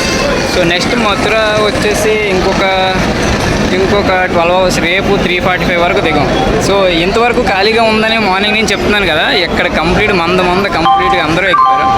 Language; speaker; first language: Telugu; native; Telugu